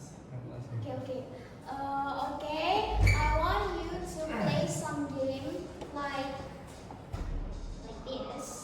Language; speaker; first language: English; non-native, learner; Indonesian